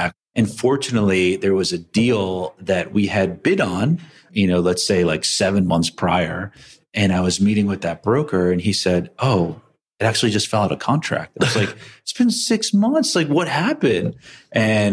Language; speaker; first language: English; native; English